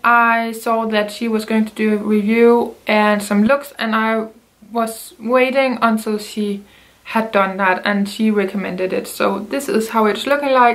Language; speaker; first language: English; non-native, fluent; Danish